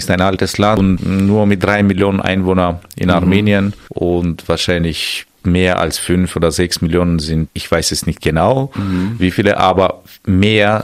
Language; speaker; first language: German; non-native, fluent; Armenian